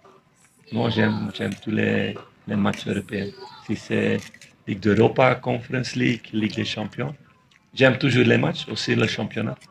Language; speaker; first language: French; non-native, fluent; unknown